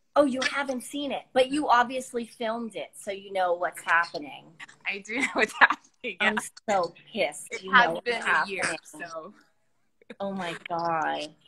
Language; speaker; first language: English; native; English